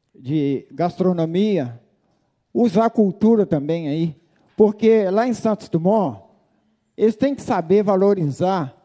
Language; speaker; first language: Portuguese; native; Portuguese